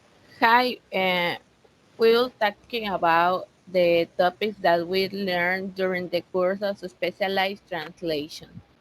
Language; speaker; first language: English; non-native, learner; Spanish